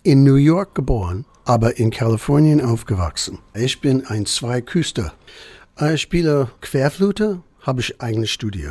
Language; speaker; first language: German; non-native, fluent; English